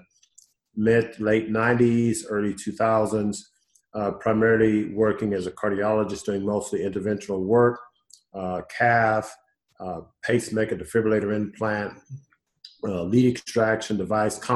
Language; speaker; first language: English; native; English